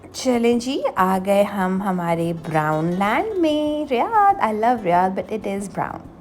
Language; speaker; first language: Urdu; native; Urdu